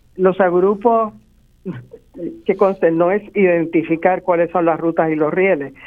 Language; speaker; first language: Spanish; native; Spanish